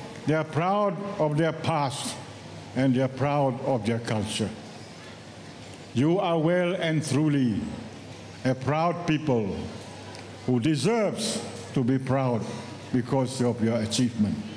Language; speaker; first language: English; non-native, local second language; Malay